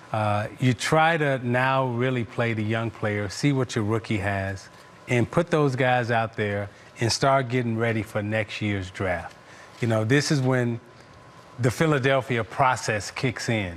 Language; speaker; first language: English; native; English